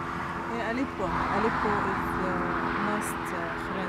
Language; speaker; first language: Dutch; non-native, learner; Arabic